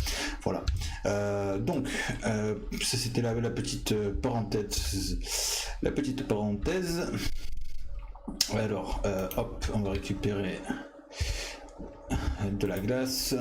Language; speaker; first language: French; native; French